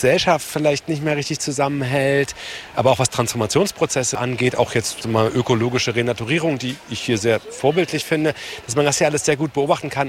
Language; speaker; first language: German; native; German